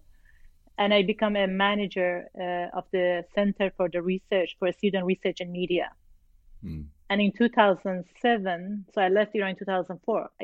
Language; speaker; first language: English; non-native, fluent; Persian